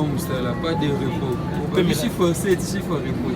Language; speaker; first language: French; non-native, local second language; Lingala